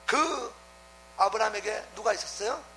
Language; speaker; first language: Korean; native; Korean